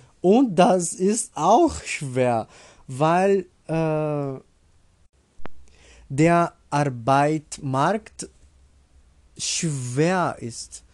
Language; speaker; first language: German; non-native, learner; Portuguese